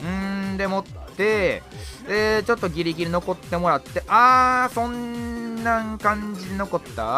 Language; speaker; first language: Japanese; native; Japanese